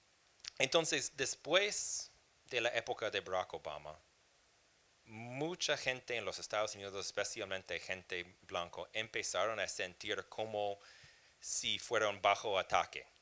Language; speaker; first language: Spanish; non-native, fluent; English